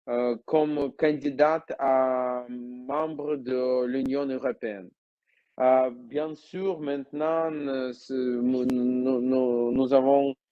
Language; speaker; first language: French; non-native, learner; Ukrainian